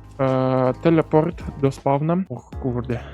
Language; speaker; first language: Polish; non-native, learner; Ukrainian